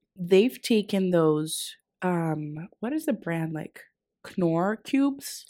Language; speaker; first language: English; non-native, fluent; Greek